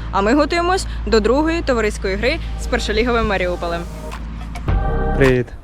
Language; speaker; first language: Ukrainian; native; Ukrainian